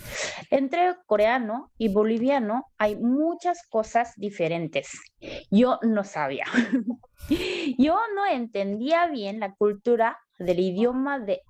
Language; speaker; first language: Spanish; non-native, learner; Korean